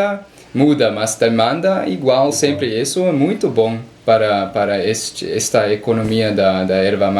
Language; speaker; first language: Portuguese; non-native, learner; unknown